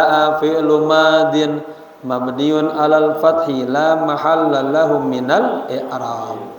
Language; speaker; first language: Arabic; non-native, fluent; Indonesian